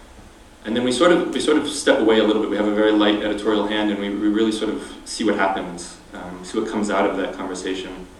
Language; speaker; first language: English; native; English